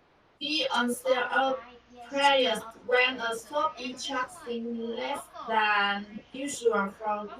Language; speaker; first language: English; non-native, learner; Vietnamese